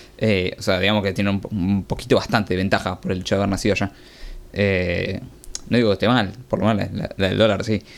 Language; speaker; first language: Spanish; native; Spanish